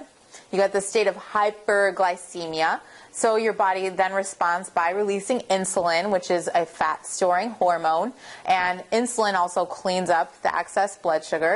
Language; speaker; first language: English; native; English